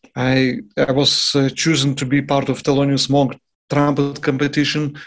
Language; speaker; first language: English; non-native, fluent; Russian